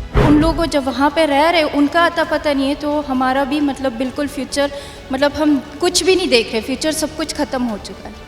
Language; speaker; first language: Hindi; non-native, fluent; Persian